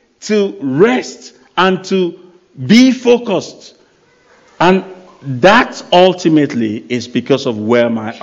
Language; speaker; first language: English; non-native, local second language; Yoruba